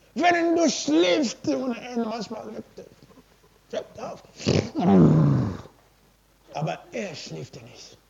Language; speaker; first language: German; non-native, learner; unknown